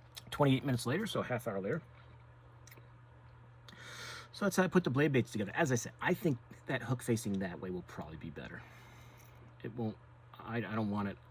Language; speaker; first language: English; native; English